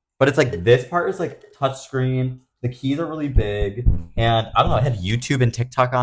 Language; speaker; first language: English; native; English